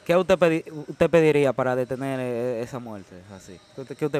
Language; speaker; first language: Spanish; native; Spanish